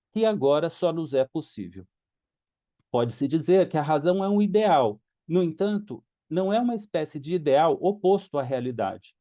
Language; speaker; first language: Portuguese; native; Portuguese